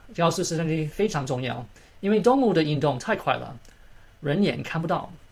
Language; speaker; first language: Chinese; early bilingual, heritage; Chinese